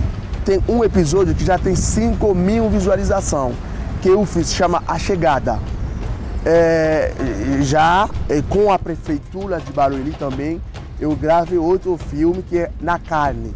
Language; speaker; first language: Portuguese; non-native, fluent; Haitian Creole